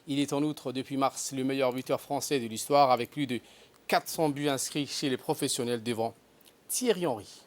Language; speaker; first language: French; native; French